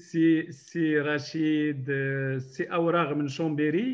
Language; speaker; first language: French; non-native, local second language; Arabic